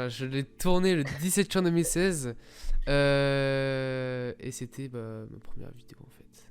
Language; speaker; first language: French; native; French